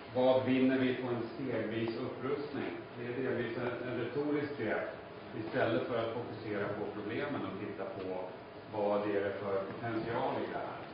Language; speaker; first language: Swedish; native; Swedish